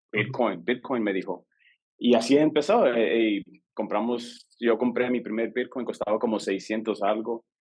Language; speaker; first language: Spanish; native; Spanish